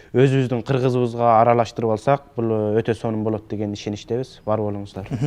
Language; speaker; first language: Kyrgyz; early bilingual, heritage; Kyrgyz